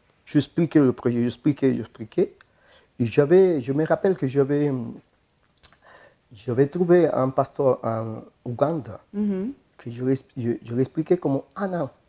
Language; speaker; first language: French; non-native, fluent; Spanish